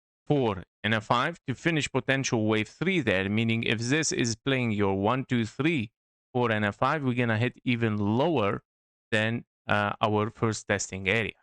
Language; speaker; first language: English; non-native, fluent; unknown